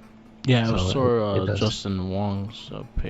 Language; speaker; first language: English; native; English